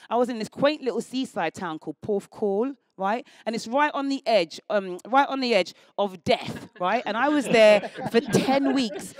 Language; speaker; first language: English; native; English